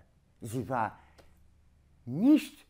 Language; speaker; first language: German; non-native, learner; Polish